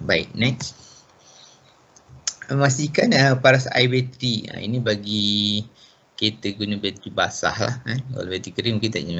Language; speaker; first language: Malay; native; Malay